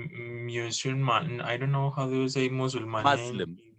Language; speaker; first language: English; non-native, learner; Spanish